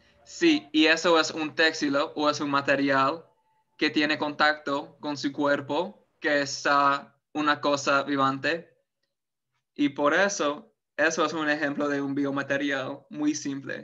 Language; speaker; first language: Spanish; non-native, fluent; English